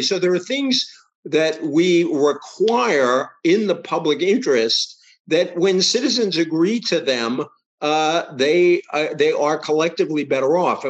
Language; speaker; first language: English; native; English